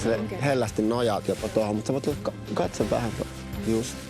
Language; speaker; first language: Finnish; native; Finnish